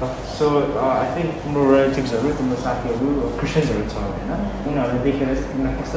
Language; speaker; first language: Nepali; early bilingual, heritage; Nepali